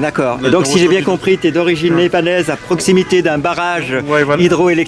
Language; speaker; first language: French; native; French